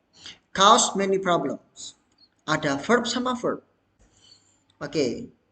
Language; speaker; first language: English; non-native, fluent; Indonesian